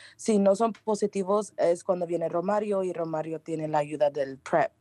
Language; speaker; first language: Spanish; early bilingual, heritage; Spanish